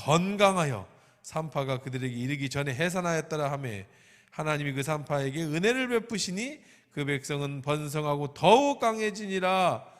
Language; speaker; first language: Korean; native; Korean